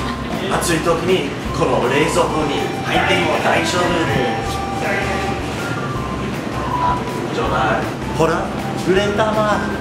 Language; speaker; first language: Japanese; non-native, learner; English